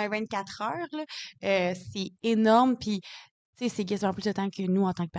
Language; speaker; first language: French; native; French